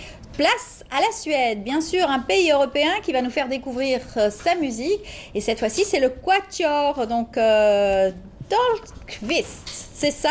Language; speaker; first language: French; native; French